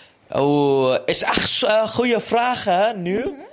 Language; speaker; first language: Dutch; non-native, learner; Arabic